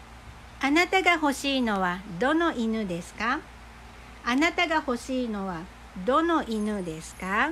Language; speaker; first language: Japanese; non-native, fluent; Filipino